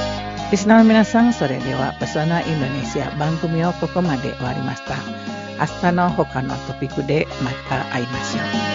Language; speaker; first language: Japanese; non-native, learner; Indonesian